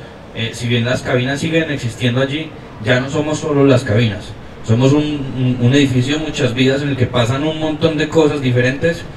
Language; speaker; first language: Spanish; native; Spanish